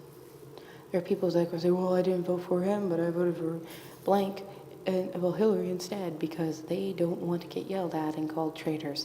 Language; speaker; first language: English; native; English